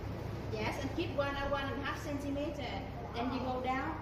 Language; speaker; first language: English; non-native, learner; Vietnamese